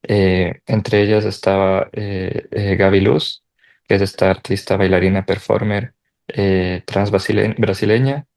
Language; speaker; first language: Spanish; native; Spanish